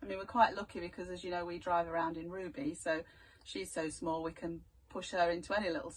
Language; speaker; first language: English; native; English